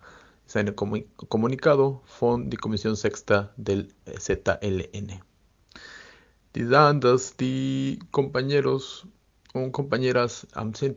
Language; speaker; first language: German; non-native, fluent; Spanish